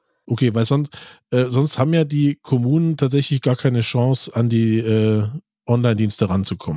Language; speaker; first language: German; native; German